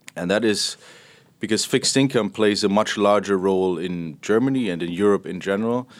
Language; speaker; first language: English; non-native, fluent; German